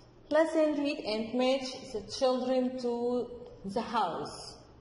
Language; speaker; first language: English; non-native, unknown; Arabic